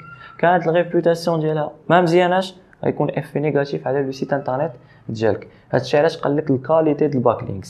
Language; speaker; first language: Arabic; native; Arabic